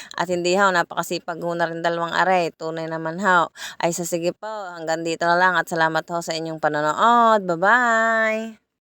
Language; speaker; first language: Filipino; native; Filipino